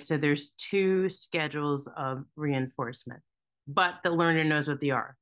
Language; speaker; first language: English; native; English